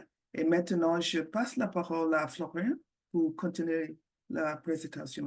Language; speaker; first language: French; non-native, fluent; English